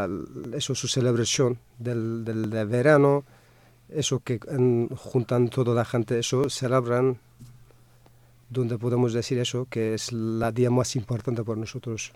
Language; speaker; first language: Spanish; non-native, fluent; Kurdish